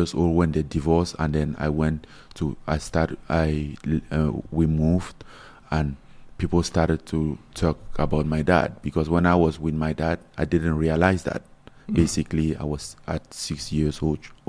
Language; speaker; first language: English; non-native, local second language; French